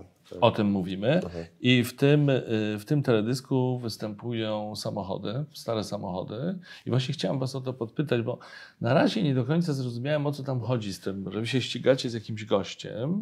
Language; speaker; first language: Polish; native; Polish